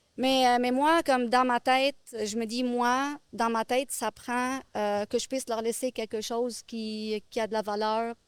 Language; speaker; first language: French; non-native, local second language; Arabic